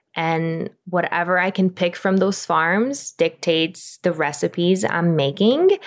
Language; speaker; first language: English; non-native, fluent; Romanian